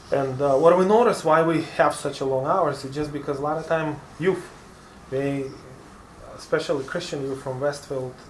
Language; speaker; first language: English; non-native, fluent; Lithuanian